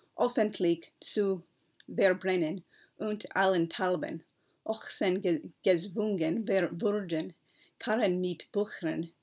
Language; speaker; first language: German; non-native, learner; English